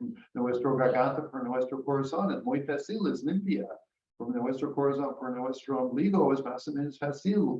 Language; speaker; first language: Spanish; non-native, learner; English